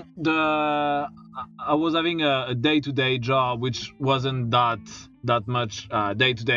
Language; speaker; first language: English; non-native, fluent; French